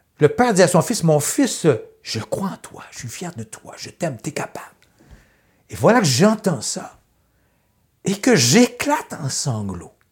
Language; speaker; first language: French; native; French